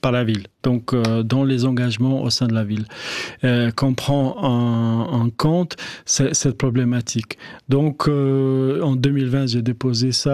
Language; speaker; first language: French; non-native, fluent; Albanian